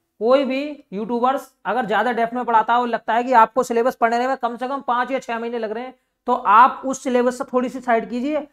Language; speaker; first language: Hindi; native; Hindi